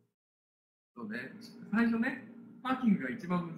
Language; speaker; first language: Japanese; native; Japanese